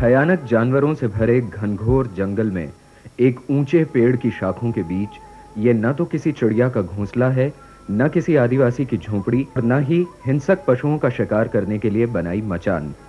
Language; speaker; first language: Hindi; native; Hindi